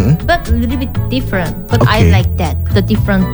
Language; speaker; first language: English; non-native, learner; Korean